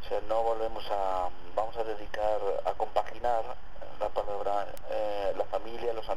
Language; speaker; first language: Spanish; native; Spanish